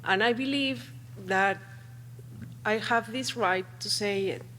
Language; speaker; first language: English; non-native, fluent; Spanish